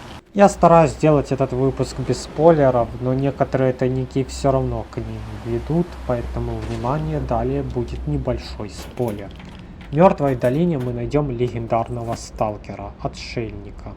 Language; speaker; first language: Russian; native; Russian